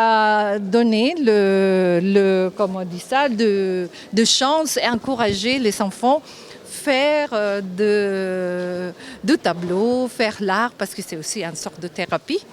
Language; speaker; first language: French; non-native, fluent; Japanese